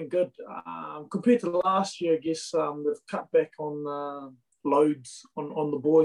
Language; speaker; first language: English; native; English